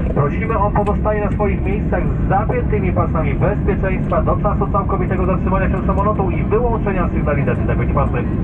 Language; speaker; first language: Polish; native; Polish